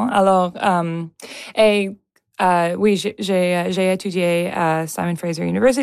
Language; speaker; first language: French; non-native, local second language; English